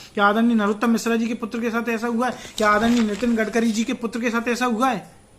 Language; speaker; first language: Hindi; native; Hindi